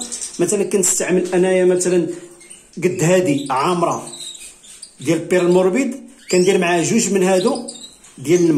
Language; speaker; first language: Arabic; native; Arabic